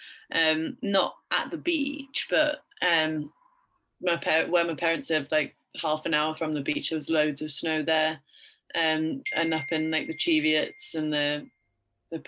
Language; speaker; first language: English; native; English